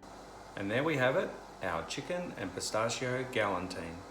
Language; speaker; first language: English; native; English